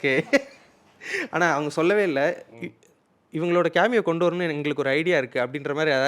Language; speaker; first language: Tamil; native; Tamil